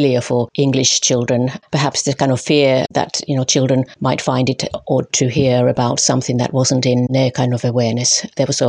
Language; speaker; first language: English; non-native, fluent; Finnish